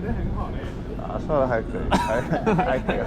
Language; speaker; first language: Chinese; non-native, fluent; English